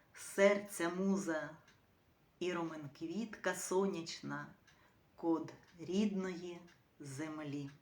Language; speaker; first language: Ukrainian; native; Ukrainian